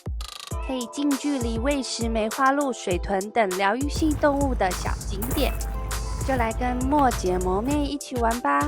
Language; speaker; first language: Chinese; native; Chinese